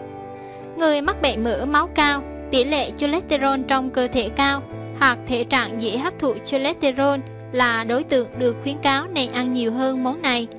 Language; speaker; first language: Vietnamese; native; Vietnamese